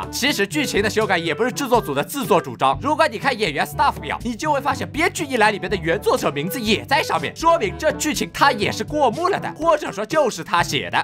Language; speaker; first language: Chinese; native; Chinese